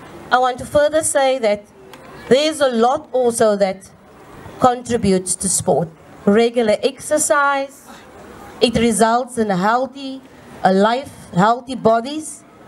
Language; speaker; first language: English; non-native, local second language; Afrikaans